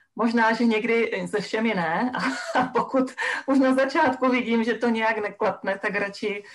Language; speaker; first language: Czech; native; Czech